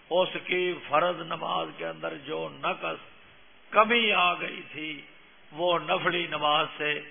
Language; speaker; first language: Urdu; non-native, local second language; Punjabi